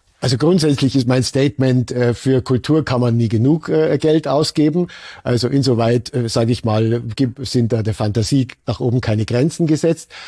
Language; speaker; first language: German; native; German